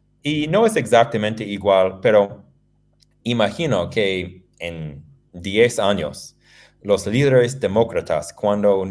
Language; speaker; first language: Spanish; non-native, fluent; English